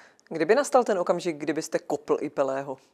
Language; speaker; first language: Czech; native; Czech